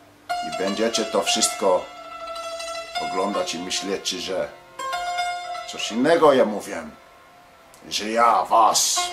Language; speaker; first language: Polish; early bilingual, heritage; English